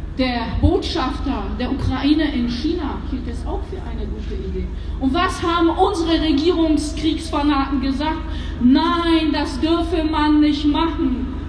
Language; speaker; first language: German; early bilingual, other home language; Polish